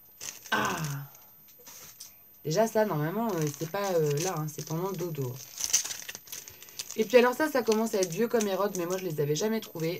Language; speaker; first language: French; native; French